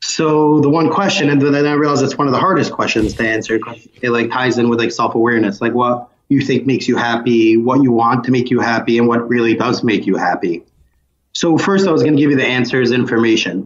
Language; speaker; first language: English; native; English